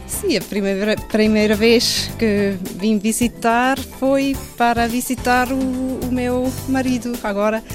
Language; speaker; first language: Portuguese; non-native, fluent; Swiss German